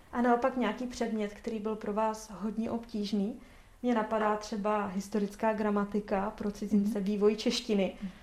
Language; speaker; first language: Czech; native; Czech